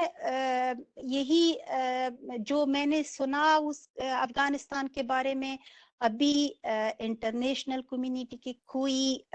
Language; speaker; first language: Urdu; non-native, fluent; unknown